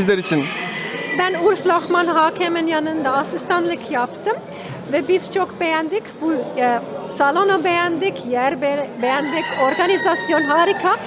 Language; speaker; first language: Turkish; non-native, fluent; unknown